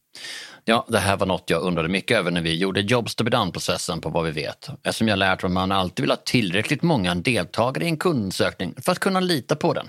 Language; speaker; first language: Swedish; native; Swedish